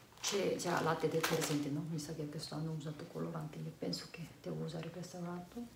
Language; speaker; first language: Italian; non-native, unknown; Korean